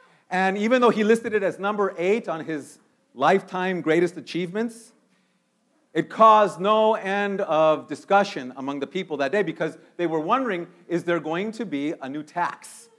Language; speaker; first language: English; early bilingual, other home language; Spanish